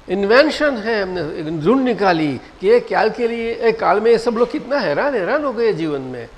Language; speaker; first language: Hindi; non-native, local second language; Gujarati